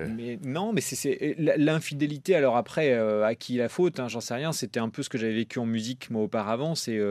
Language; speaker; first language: French; native; French